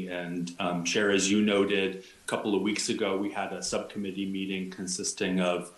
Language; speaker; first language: English; native; English